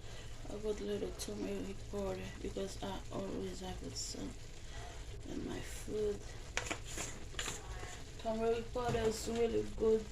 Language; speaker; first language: English; non-native, learner; Haitian Creole